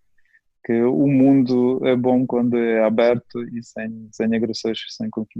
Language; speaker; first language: Portuguese; non-native, fluent; Ukrainian